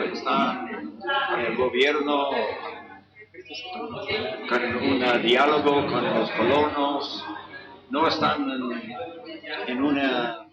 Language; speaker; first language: Spanish; non-native, fluent; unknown